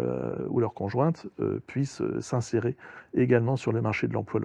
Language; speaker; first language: French; native; French